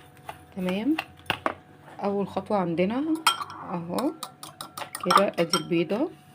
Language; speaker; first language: Arabic; native; Arabic